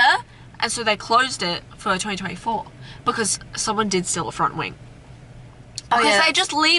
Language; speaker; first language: English; native; English